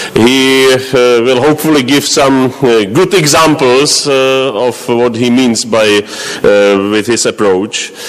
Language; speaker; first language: English; non-native, fluent; Czech